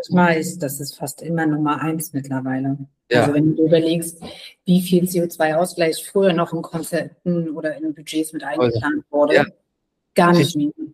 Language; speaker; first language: German; native; German